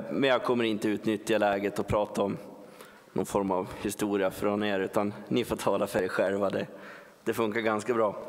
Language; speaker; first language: Swedish; native; Swedish